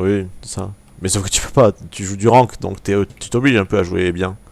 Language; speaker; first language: French; native; French